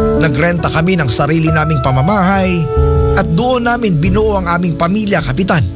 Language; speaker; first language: Filipino; non-native, local second language; Cebuano